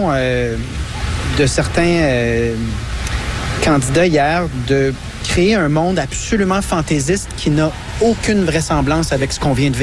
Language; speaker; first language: French; native; French